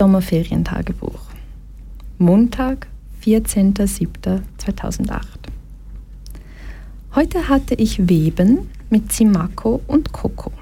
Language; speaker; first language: German; early bilingual, other home language; Portuguese